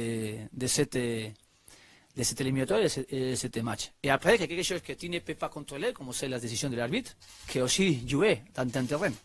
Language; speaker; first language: French; non-native, learner; Spanish